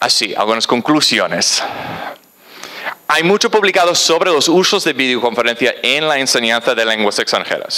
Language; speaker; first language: Spanish; non-native, fluent; English